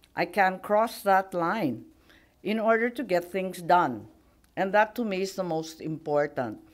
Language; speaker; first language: English; non-native, local second language; Filipino